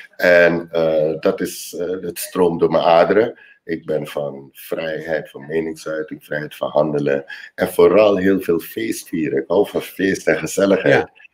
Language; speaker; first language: Dutch; native; Dutch